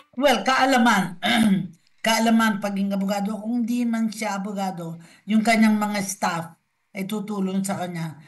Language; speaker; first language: Filipino; native; Filipino